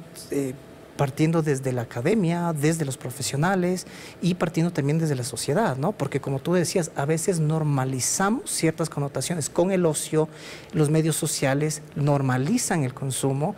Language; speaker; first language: Spanish; native; Spanish